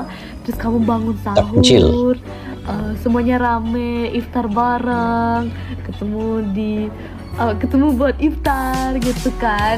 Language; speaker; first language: Indonesian; non-native, fluent; German